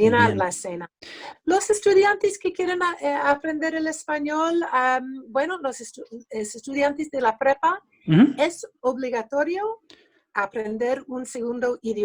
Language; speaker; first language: Spanish; early bilingual, other home language; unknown